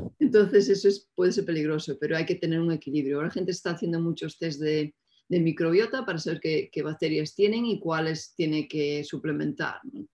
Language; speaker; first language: Spanish; native; Spanish